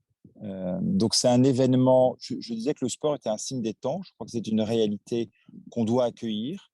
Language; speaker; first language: French; native; French